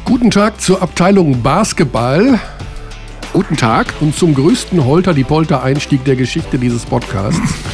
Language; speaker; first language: German; native; German